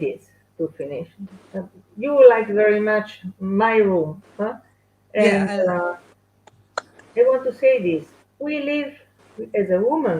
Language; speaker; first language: English; non-native, fluent; Italian